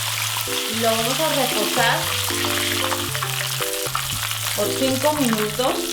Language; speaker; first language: Spanish; non-native, fluent; Korean